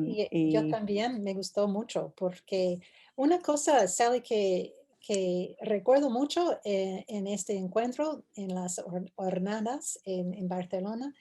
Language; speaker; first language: Spanish; non-native, fluent; English